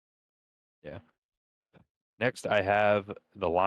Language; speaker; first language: English; native; English